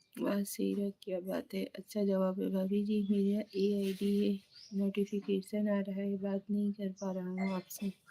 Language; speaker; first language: Hindi; native; Hindi